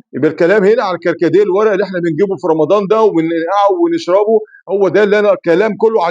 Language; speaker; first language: Arabic; native; Arabic